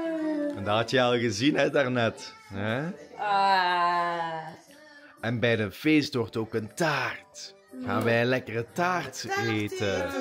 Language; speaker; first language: Dutch; native; Dutch